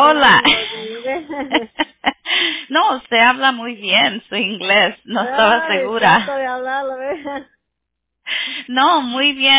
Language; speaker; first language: Spanish; early bilingual, heritage; Spanish